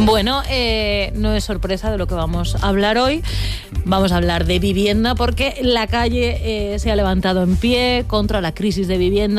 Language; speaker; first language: Spanish; native; Spanish